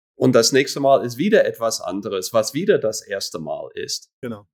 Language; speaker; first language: German; non-native, fluent; English